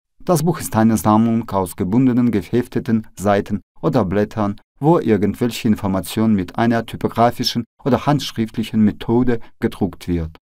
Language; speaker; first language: German; non-native, fluent; Russian